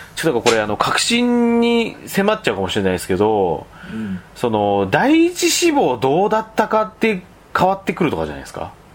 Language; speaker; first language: Japanese; early bilingual, heritage; Japanese